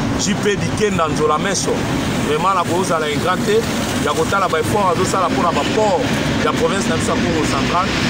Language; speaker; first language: Lingala; non-native, local second language; Kongo